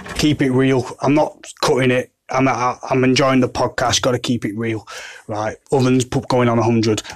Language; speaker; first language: English; native; English